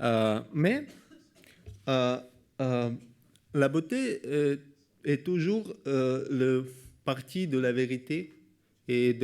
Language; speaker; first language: French; non-native, learner; Russian